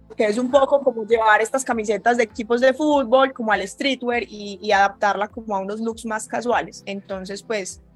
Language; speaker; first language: Spanish; native; Spanish